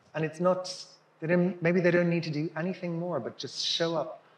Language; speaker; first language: English; native; English